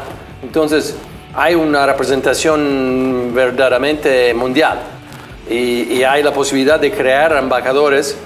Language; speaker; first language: Spanish; non-native, fluent; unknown